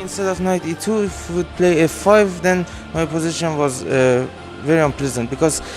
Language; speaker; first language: English; non-native, fluent; Persian